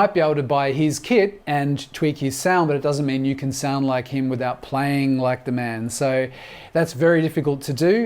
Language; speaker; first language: English; native; English